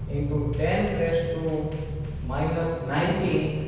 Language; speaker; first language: English; non-native, local second language; Gujarati